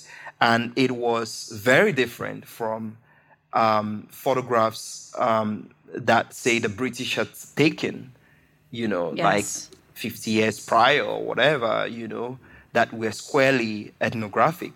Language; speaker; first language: English; non-native, local second language; Igbo